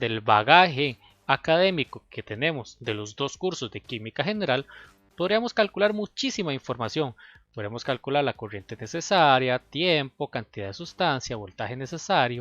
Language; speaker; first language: Spanish; native; Spanish